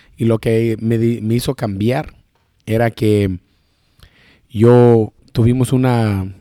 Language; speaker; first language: Spanish; early bilingual, heritage; Spanish